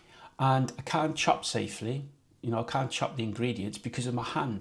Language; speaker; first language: English; native; English